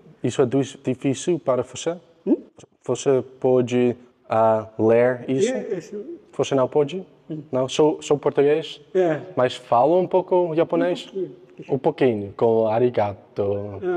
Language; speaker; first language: Portuguese; non-native, learner; English